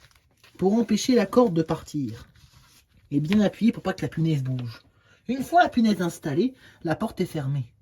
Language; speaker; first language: French; native; French